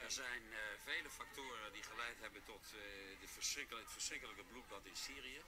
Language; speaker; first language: Dutch; native; Dutch